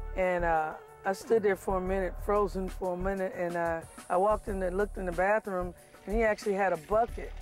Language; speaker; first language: English; native; English